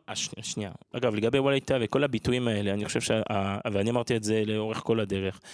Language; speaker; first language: Hebrew; non-native, fluent; French